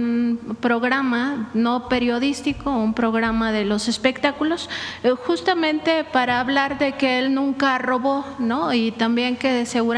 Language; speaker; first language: Spanish; native; Spanish